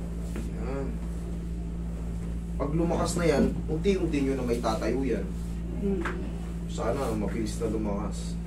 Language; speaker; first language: Filipino; native; Filipino